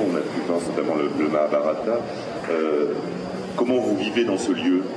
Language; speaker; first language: French; native; French